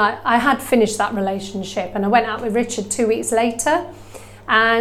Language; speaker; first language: English; native; English